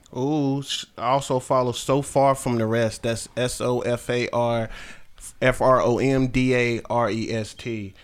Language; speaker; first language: English; native; English